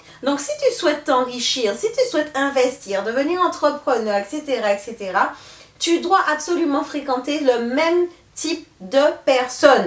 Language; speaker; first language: French; native; French